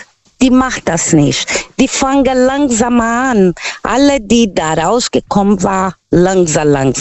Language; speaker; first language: German; non-native, learner; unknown